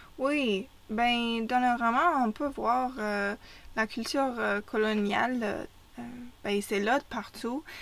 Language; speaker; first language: French; non-native, local second language; English